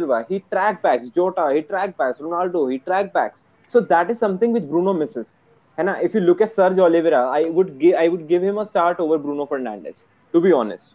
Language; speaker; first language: English; non-native, local second language; Hindi